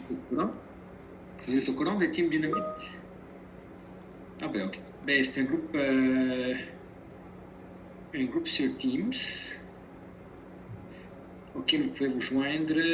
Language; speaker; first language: French; native; French